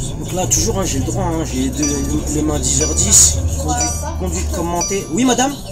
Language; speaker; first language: French; early bilingual, other home language; Arabic